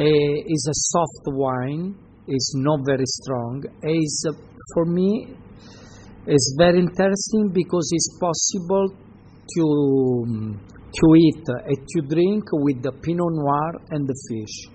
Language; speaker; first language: English; non-native, learner; Italian